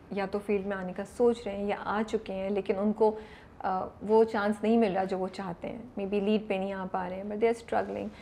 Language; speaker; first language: Urdu; native; Urdu